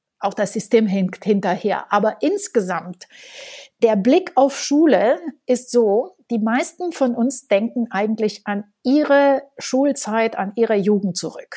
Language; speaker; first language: German; non-native, fluent; Romanian